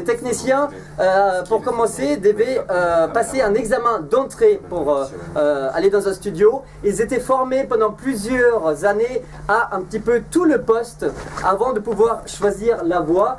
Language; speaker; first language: French; native; French